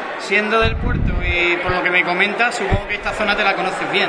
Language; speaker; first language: Spanish; native; Spanish